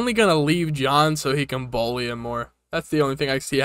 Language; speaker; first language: English; native; English